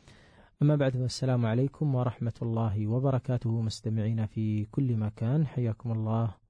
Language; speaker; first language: Arabic; native; Arabic